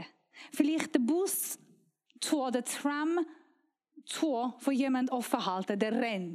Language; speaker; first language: German; non-native, learner; Persian